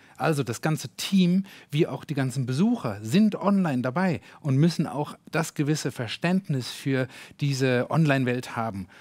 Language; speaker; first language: German; native; German